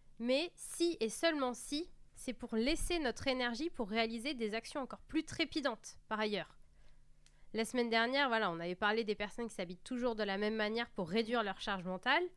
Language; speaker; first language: French; native; French